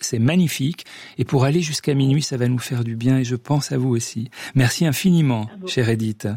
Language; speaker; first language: French; native; French